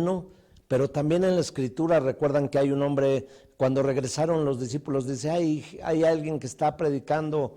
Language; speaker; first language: Spanish; native; Spanish